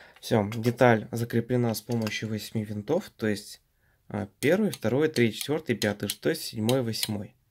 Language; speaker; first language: Russian; native; Russian